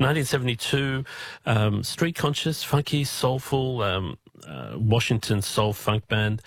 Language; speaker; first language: English; native; English